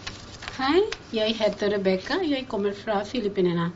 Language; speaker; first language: Norwegian; non-native, learner; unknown